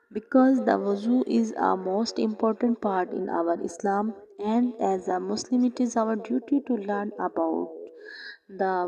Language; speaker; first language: English; non-native, local second language; Urdu